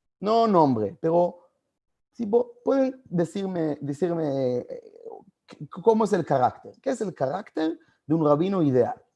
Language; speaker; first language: Spanish; non-native, fluent; Hebrew